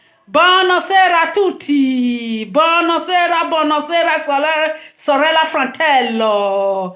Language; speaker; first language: Italian; non-native, learner; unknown